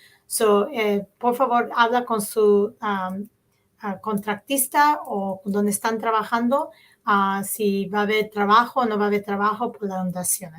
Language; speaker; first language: Spanish; early bilingual, heritage; Spanish